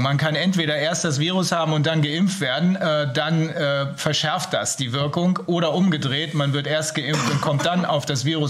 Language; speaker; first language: German; native; German